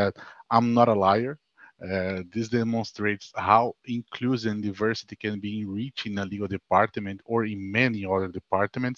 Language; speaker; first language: English; non-native, fluent; Portuguese